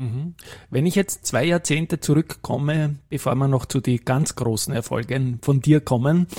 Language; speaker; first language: German; native; German